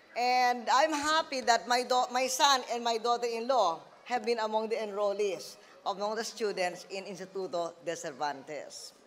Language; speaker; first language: English; non-native, local second language; Filipino